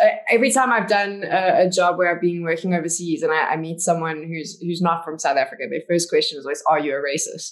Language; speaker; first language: English; native; English